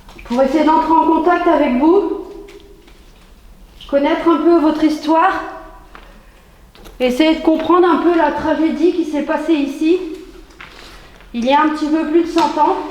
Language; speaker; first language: French; native; French